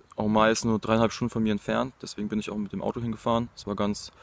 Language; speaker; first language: German; native; German